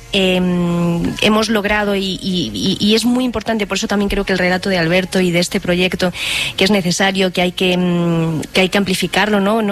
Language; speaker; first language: Spanish; native; Spanish